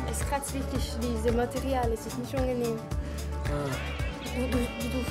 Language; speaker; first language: German; non-native, local second language; French